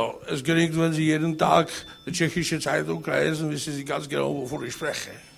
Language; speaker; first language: German; non-native, fluent; Czech